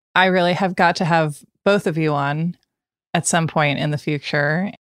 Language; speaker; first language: English; native; English